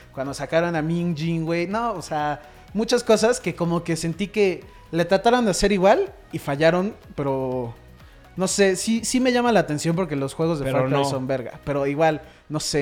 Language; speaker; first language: Spanish; native; Spanish